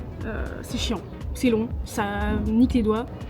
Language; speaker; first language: French; native; French